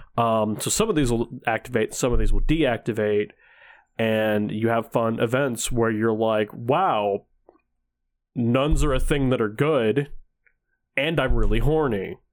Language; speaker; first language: English; early bilingual, other home language; Danish